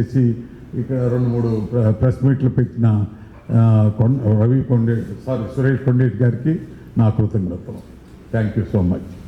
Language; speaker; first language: Telugu; native; Telugu